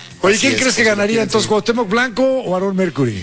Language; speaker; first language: Spanish; native; Spanish